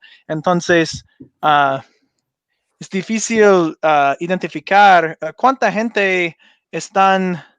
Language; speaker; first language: Spanish; non-native, learner; English